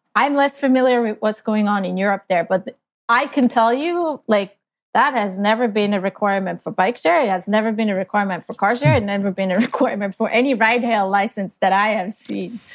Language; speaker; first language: English; non-native, fluent; German